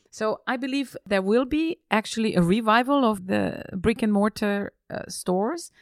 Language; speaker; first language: English; non-native, fluent; German